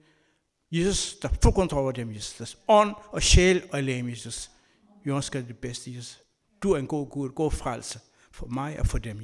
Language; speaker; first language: Danish; non-native, learner; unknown